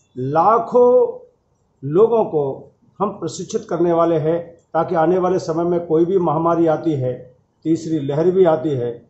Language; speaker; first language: Hindi; native; Hindi